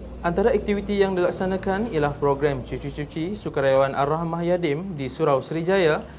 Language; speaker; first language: Malay; native; Malay